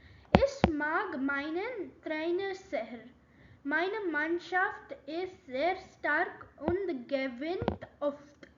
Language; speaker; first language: German; non-native, learner; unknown